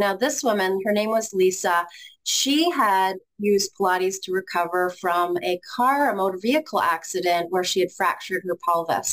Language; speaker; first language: English; native; English